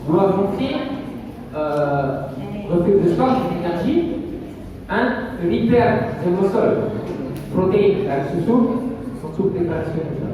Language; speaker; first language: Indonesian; non-native, learner; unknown